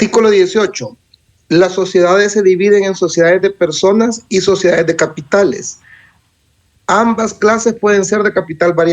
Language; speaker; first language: Spanish; native; Spanish